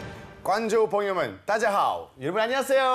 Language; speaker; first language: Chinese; non-native, learner; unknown